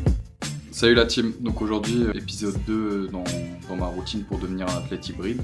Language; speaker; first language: French; native; French